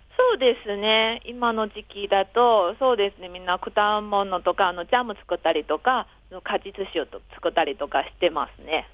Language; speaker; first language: Japanese; non-native, fluent; Chinese